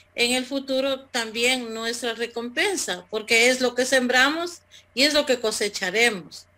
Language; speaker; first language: Spanish; native; Spanish